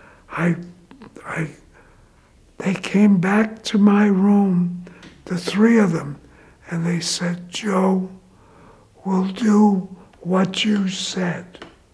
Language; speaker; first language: English; native; English